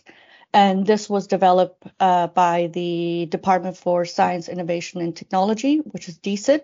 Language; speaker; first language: English; non-native, fluent; Spanish